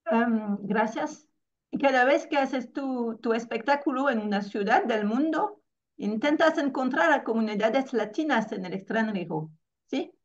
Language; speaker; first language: Spanish; non-native, fluent; French